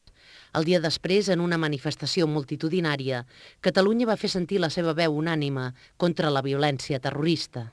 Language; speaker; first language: Catalan; native; Catalan